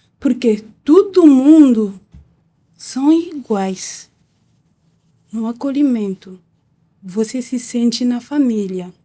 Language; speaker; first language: Portuguese; non-native, learner; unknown